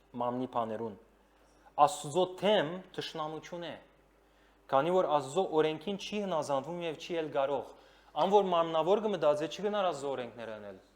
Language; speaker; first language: Armenian; early bilingual, heritage; Armenian